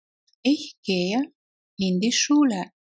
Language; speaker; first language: German; non-native, fluent; Russian